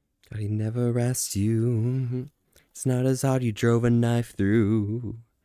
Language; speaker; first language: English; native; English